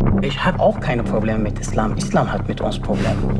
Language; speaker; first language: German; non-native, learner; Persian